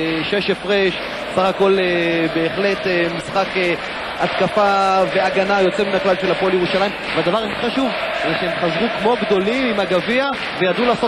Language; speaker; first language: Hebrew; native; Hebrew